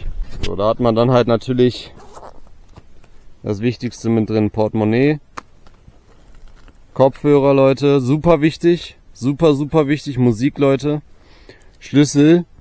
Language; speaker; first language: German; native; German